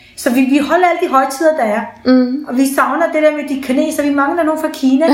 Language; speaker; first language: Danish; early bilingual, other home language; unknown